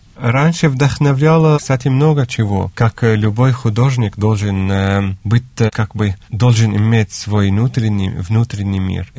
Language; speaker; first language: Russian; non-native, fluent; Arabic